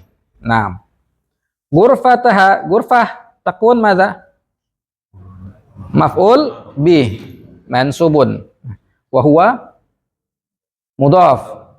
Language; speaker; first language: Arabic; non-native, fluent; Indonesian